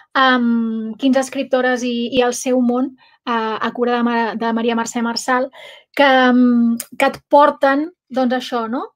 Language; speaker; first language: Catalan; non-native, local second language; Spanish